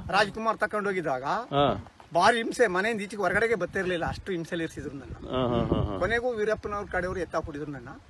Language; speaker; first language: Kannada; native; Kannada